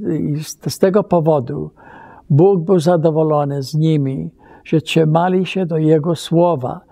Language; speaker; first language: Polish; early bilingual, heritage; Polish